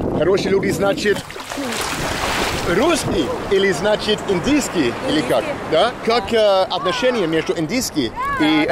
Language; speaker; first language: Russian; non-native, learner; English